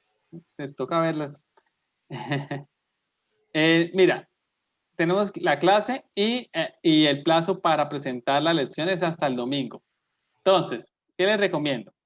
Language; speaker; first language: Spanish; native; Spanish